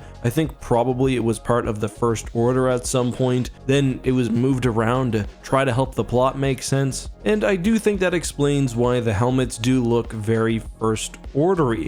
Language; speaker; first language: English; native; English